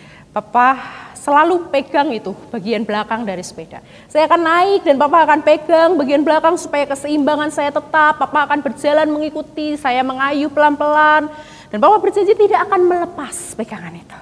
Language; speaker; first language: Indonesian; native; Indonesian